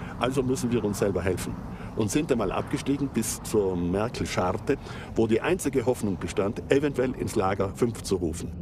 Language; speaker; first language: German; native; German